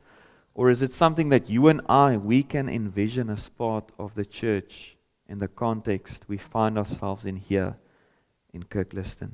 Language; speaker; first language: English; non-native, local second language; Afrikaans